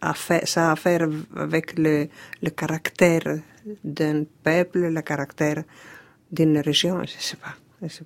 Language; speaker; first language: French; non-native, fluent; Greek